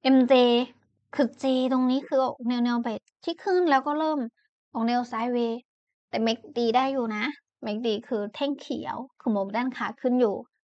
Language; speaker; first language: Thai; non-native, fluent; Chinese